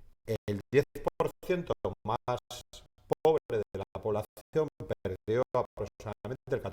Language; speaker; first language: Spanish; native; Spanish